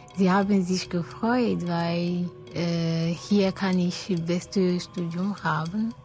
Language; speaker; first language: German; non-native, learner; French